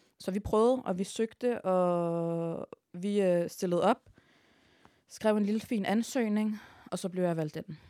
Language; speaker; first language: Danish; early bilingual, other home language; Arabic